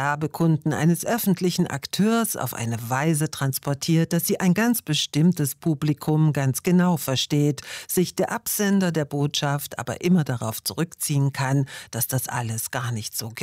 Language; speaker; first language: German; native; German